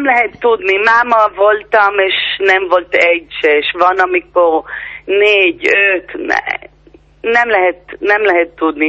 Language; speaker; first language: Hungarian; early bilingual, heritage; Hebrew